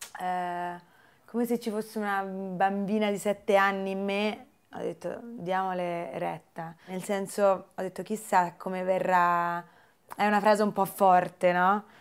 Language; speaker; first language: Italian; native; Italian